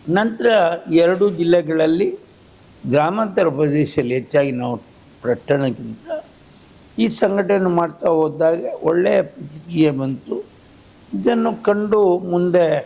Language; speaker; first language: Kannada; native; Kannada